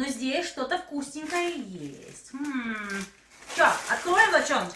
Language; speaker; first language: Russian; native; Russian